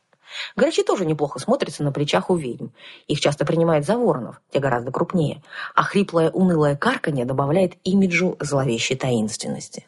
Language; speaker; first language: Russian; native; Russian